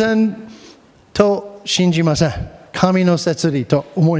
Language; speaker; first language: Japanese; non-native, fluent; English